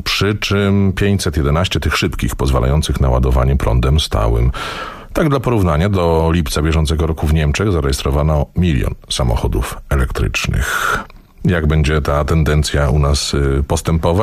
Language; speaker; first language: Polish; native; Polish